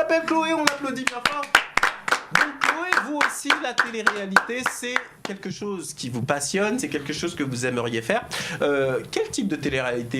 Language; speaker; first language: French; native; French